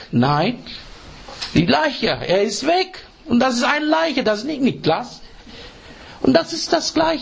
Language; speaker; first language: German; non-native, learner; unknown